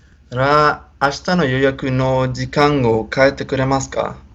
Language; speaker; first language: Japanese; non-native, fluent; Spanish